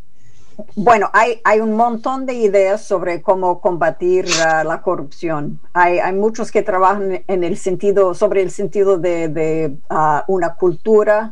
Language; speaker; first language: Spanish; non-native, fluent; English